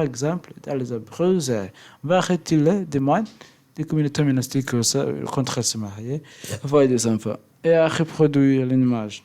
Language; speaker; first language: French; non-native, learner; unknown